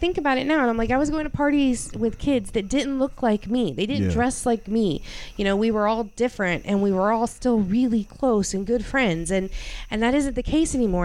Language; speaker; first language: English; native; English